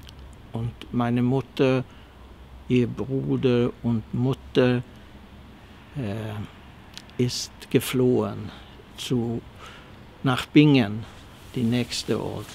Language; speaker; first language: German; early bilingual, heritage; Swedish